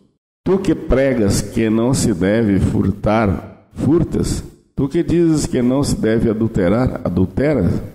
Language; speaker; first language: Portuguese; native; Portuguese